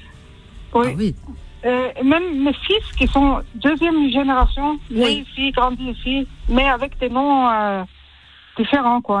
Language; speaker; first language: French; early bilingual, heritage; French